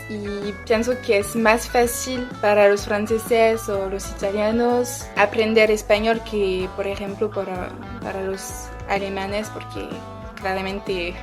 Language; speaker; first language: Spanish; non-native, learner; French